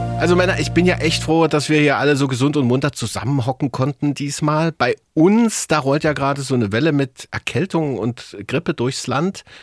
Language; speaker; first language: German; native; German